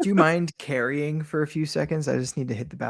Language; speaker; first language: English; native; English